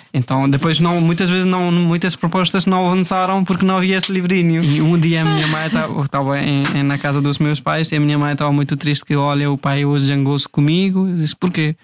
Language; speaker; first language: Portuguese; non-native, fluent; Hindi